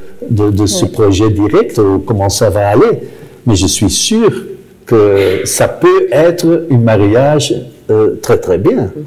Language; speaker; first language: French; non-native, local second language; Dutch